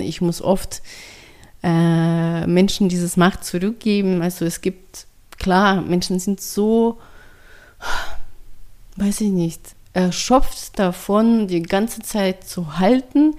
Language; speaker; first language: German; non-native, fluent; Russian